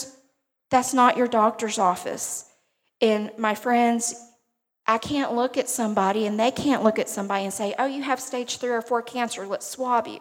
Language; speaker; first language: English; native; English